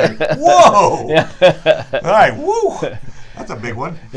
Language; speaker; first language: English; native; English